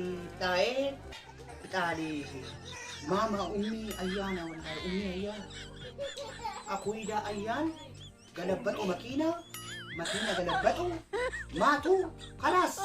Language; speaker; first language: Arabic; non-native, learner; Oromo